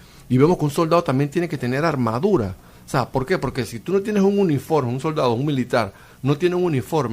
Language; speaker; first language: Spanish; native; Spanish